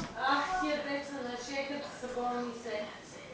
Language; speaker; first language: Bulgarian; native; Bulgarian